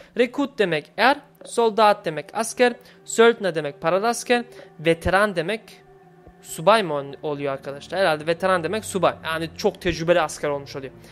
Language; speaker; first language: Turkish; early bilingual, heritage; Turkish